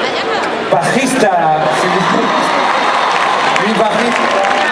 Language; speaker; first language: Spanish; non-native, learner; English